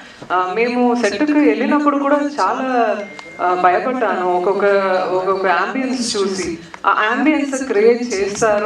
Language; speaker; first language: Telugu; non-native, learner; Tamil